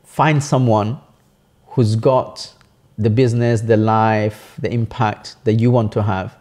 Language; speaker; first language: English; early bilingual, other home language; Bangla